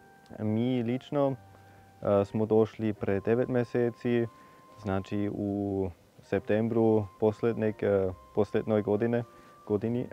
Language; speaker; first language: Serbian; non-native, fluent; German